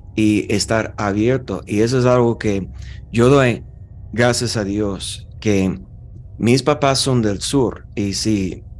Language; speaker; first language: Spanish; non-native, fluent; English